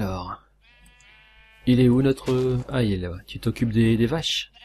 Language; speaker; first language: French; native; French